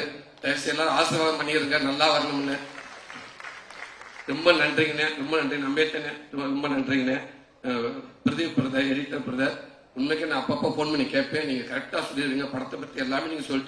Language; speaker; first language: Tamil; native; Tamil